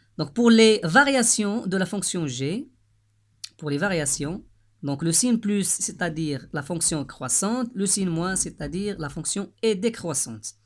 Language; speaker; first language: French; non-native, local second language; Arabic